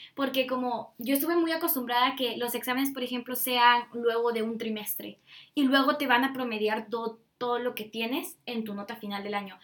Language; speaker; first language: Spanish; native; Spanish